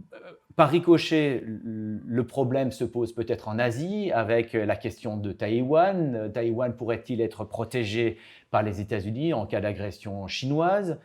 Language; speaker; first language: French; native; French